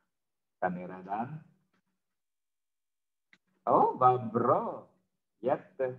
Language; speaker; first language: Swedish; non-native, fluent; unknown